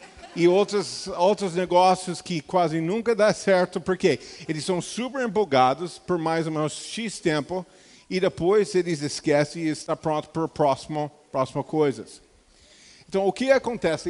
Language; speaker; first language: Portuguese; non-native, fluent; English